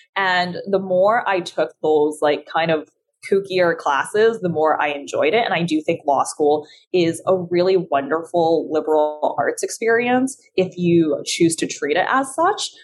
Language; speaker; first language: English; early bilingual, other home language; Chinese